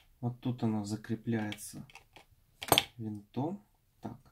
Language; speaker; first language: Russian; native; Russian